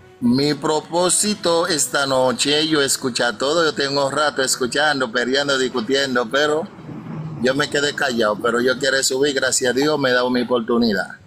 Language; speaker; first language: Spanish; non-native, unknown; Haitian Creole